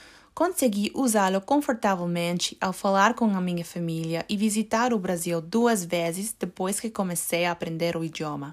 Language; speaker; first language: Portuguese; non-native, learner; English